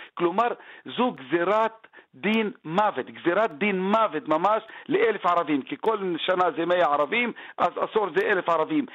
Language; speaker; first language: Hebrew; non-native, local second language; Arabic